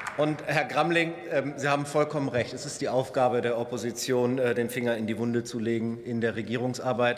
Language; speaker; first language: German; native; German